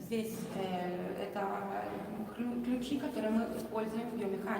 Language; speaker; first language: Russian; non-native, fluent; Italian